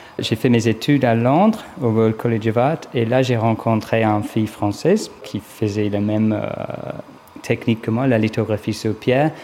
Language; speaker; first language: French; non-native, fluent; English